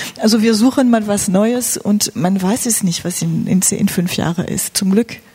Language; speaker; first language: German; non-native, fluent; French